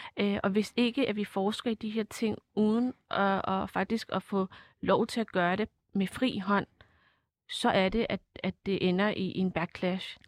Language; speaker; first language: Danish; early bilingual, other home language; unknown